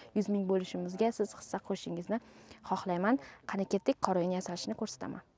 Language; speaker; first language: Uzbek; native; Uzbek